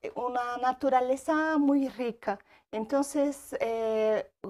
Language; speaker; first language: Spanish; non-native, learner; Portuguese